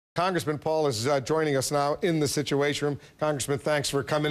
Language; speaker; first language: English; native; English